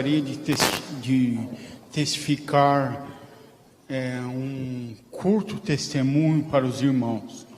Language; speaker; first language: Portuguese; non-native, fluent; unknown